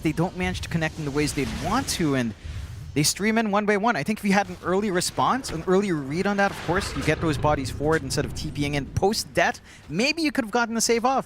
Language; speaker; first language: English; native; English